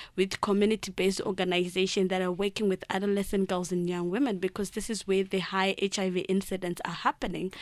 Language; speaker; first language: English; non-native, local second language; Shona